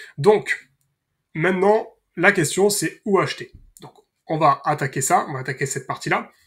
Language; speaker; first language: French; native; French